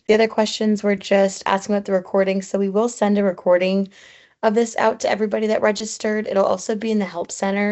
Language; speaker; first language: English; native; English